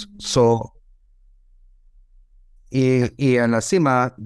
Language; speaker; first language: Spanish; non-native, learner; English